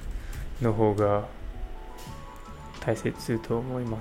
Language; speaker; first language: Japanese; non-native, learner; English